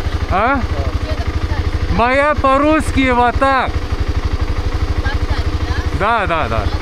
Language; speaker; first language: Russian; non-native, learner; Lithuanian